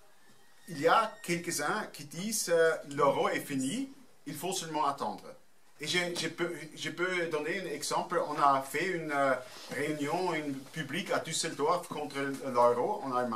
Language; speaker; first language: French; non-native, fluent; German